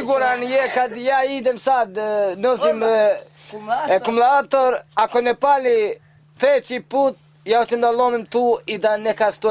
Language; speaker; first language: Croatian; non-native, local second language; Romany